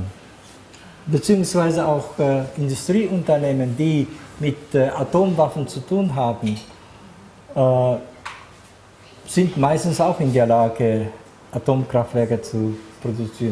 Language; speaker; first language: German; non-native, fluent; Japanese